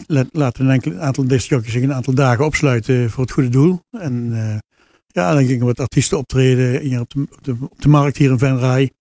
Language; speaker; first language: Dutch; native; Dutch